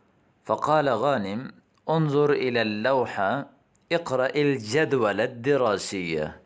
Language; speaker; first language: Arabic; non-native, fluent; Urdu